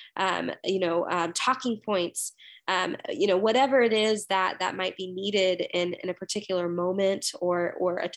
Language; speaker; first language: English; native; English